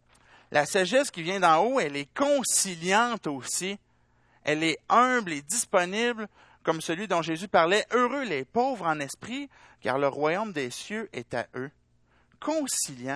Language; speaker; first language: French; native; French